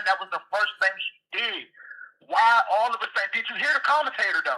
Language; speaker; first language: English; native; English